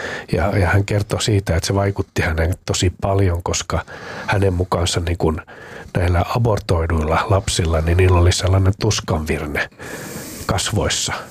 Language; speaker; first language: Finnish; native; Finnish